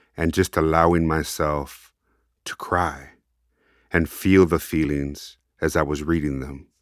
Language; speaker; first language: English; native; English